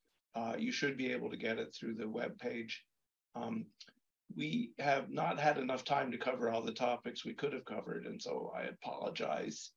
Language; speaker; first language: English; native; English